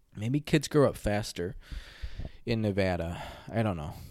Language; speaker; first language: English; native; English